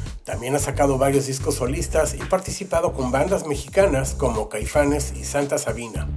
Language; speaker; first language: Spanish; native; Spanish